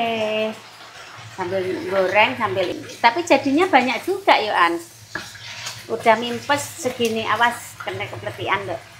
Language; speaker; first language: Indonesian; non-native, local second language; Javanese